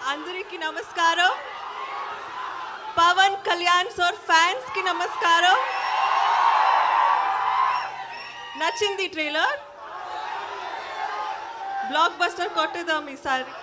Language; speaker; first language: Telugu; non-native, local second language; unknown